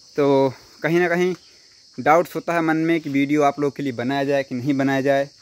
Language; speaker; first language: Hindi; native; Hindi